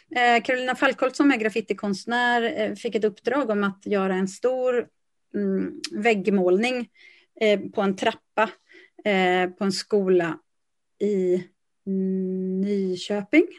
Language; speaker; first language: Swedish; native; Swedish